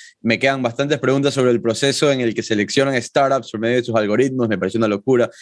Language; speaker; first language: Spanish; native; Spanish